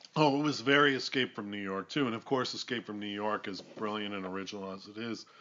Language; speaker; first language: English; native; English